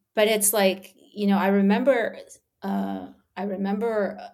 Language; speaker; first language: English; early bilingual, other home language; Portuguese